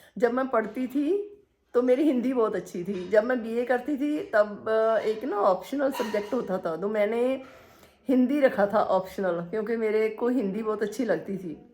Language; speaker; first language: Hindi; non-native, local second language; Punjabi